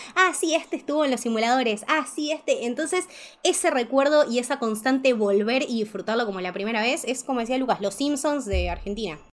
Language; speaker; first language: Spanish; native; Spanish